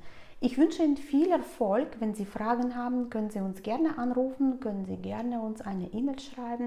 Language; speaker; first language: German; non-native, fluent; Russian